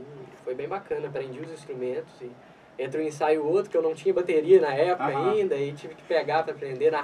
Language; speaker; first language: Portuguese; native; Portuguese